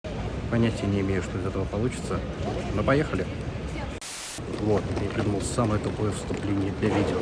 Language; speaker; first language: Russian; native; Russian